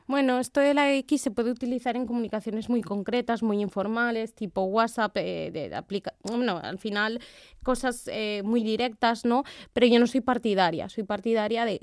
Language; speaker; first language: Spanish; native; Spanish